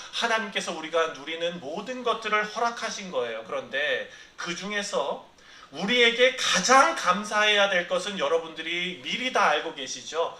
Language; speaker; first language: Korean; native; Korean